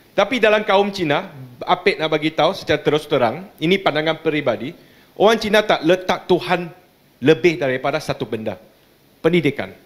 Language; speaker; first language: Malay; non-native, local second language; Chinese